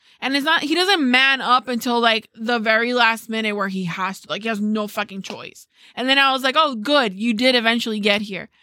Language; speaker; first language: English; early bilingual, other home language; Spanish